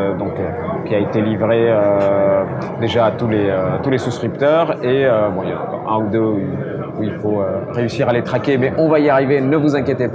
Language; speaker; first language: French; native; French